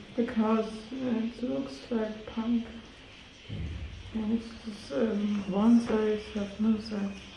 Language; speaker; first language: English; non-native, learner; German